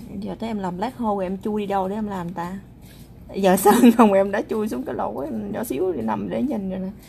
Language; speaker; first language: Vietnamese; native; Vietnamese